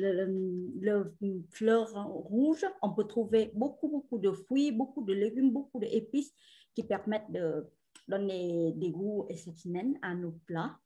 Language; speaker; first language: French; non-native, fluent; Vietnamese